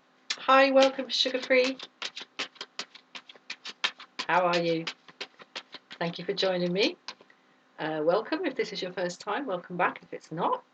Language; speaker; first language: English; native; English